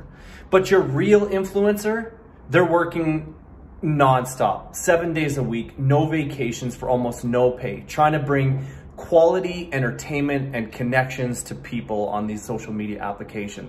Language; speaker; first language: English; native; English